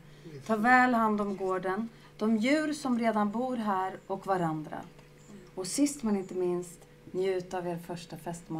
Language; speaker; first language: Swedish; native; Swedish